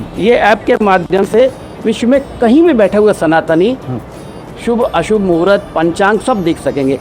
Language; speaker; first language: Hindi; native; Hindi